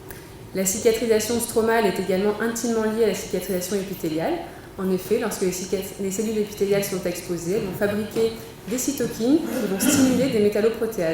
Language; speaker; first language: French; native; French